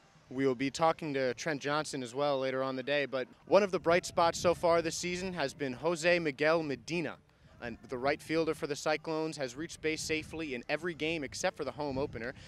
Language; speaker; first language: English; native; English